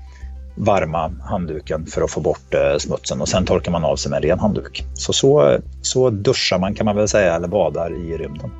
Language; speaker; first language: Swedish; native; Swedish